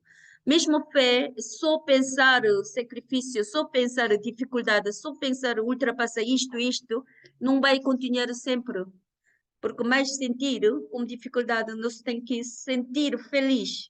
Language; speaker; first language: Portuguese; non-native, learner; Korean